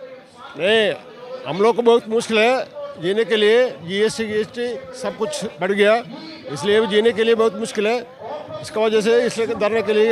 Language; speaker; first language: Hindi; non-native, local second language; Malayalam